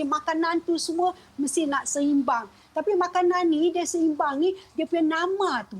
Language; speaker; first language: Malay; non-native, local second language; Chinese